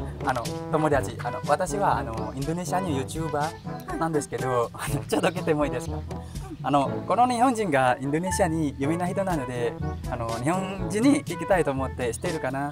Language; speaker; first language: Japanese; non-native, learner; Indonesian